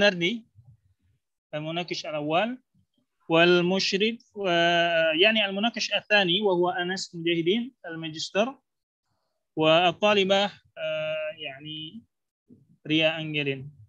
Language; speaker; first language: Arabic; non-native, fluent; Indonesian